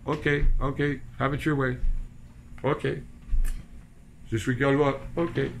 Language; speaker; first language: English; native; English